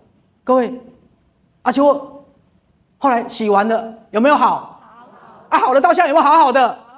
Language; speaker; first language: Chinese; native; Chinese